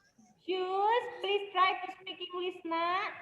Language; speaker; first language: English; non-native, learner; Indonesian